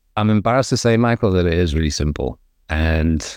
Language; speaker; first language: English; native; English